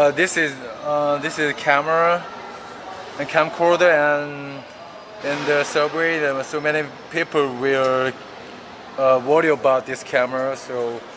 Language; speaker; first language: English; non-native, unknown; Korean